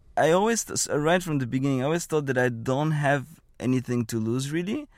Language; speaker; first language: English; non-native, fluent; Bulgarian